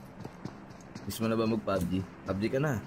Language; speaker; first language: Filipino; native; Filipino